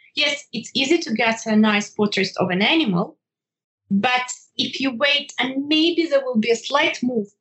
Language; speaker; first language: English; non-native, fluent; Ukrainian